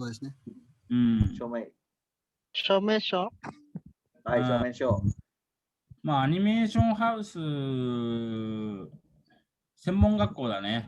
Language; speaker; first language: Japanese; non-native, learner; Indonesian